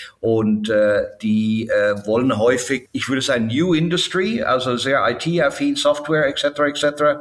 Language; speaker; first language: German; non-native, fluent; English